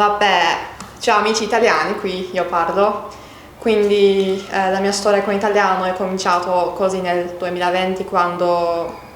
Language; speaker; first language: Italian; non-native, learner; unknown